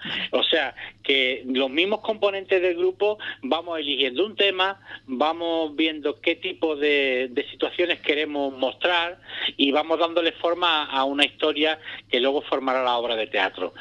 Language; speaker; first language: Spanish; native; Spanish